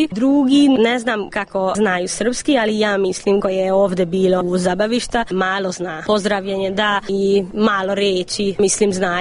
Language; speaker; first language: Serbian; non-native, local second language; Hungarian